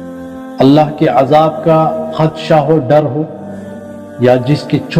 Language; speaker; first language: Urdu; native; Urdu